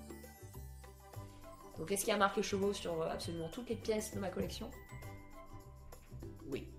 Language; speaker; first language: French; native; French